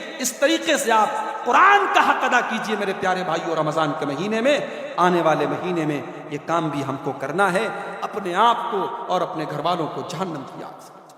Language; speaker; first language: Urdu; native; Urdu